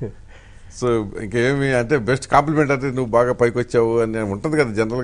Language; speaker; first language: Telugu; native; Telugu